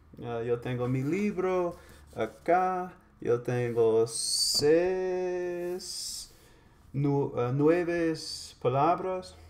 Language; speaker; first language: Spanish; non-native, learner; English